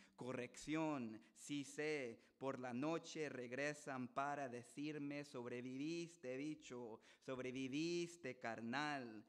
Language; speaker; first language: Spanish; early bilingual, heritage; Spanish